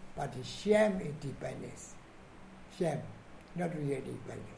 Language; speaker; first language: English; non-native, fluent; Burmese